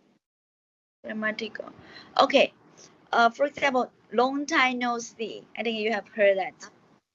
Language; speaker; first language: English; non-native, learner; Chinese